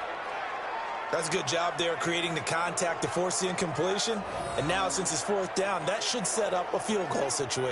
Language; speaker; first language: English; native; English